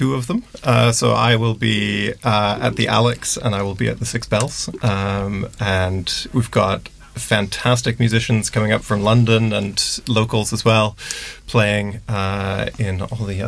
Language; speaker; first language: English; native; English